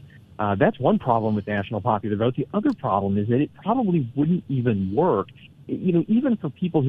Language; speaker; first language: English; native; English